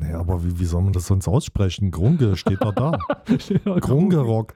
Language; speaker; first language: German; native; German